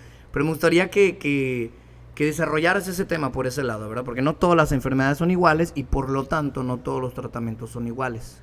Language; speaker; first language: Spanish; native; Spanish